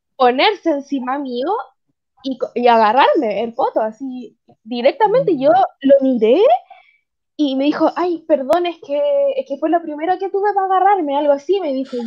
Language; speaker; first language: Spanish; native; Spanish